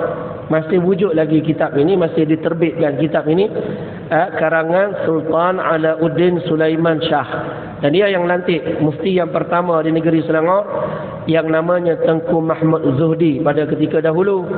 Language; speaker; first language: Malay; native; Malay